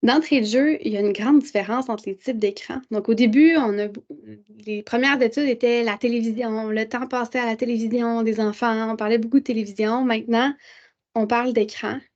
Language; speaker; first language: French; native; French